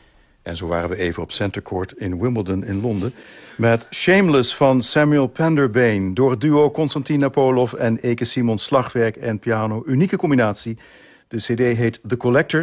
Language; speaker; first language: Dutch; native; Dutch